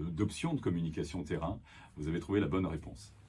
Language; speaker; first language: French; native; French